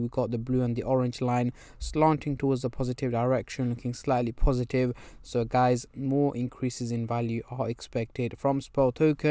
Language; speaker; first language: English; native; English